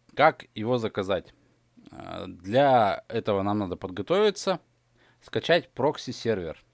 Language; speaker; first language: Russian; native; Russian